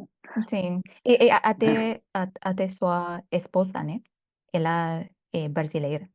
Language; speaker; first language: Portuguese; non-native, fluent; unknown